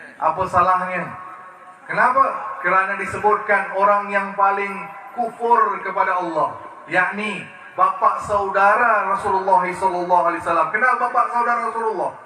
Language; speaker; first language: Malay; early bilingual, other home language; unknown